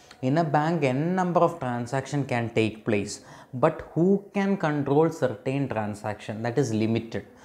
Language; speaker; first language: English; non-native, local second language; Malayalam